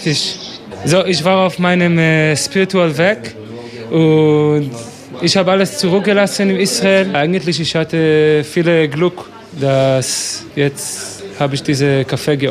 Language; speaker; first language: German; non-native, learner; Hebrew